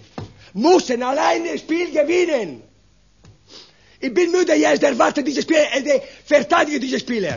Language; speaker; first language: German; non-native, learner; Italian